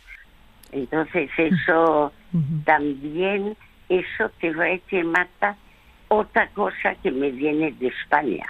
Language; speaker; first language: Spanish; early bilingual, other home language; French